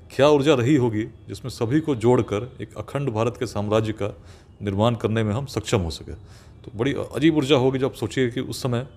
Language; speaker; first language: Hindi; native; Hindi